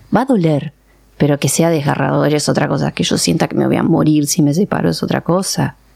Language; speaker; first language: Spanish; early bilingual, other home language; Persian